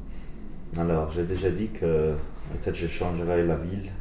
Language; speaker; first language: French; non-native, learner; English